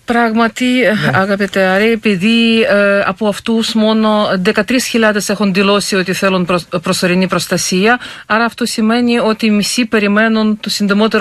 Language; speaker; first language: Greek; non-native, fluent; Ukrainian